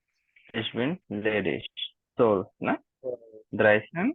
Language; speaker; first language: German; non-native, learner; Bangla